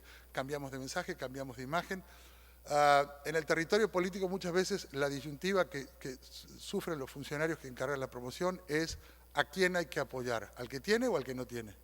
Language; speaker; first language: Spanish; native; Spanish